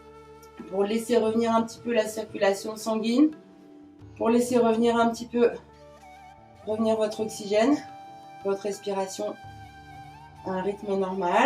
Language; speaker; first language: French; native; French